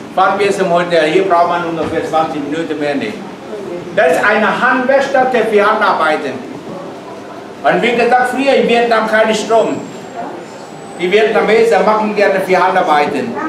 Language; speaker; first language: German; non-native, learner; Vietnamese